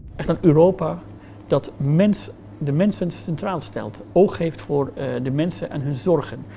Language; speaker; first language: Dutch; non-native, fluent; Persian